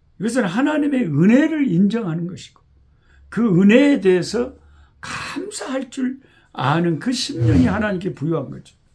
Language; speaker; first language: Korean; native; Korean